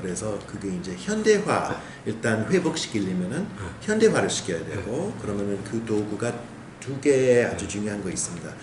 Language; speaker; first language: Korean; non-native, fluent; English